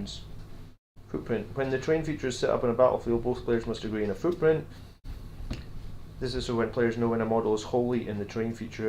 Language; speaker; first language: English; native; English